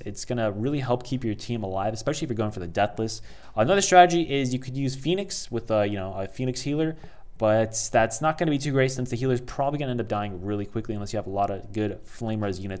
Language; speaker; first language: English; native; English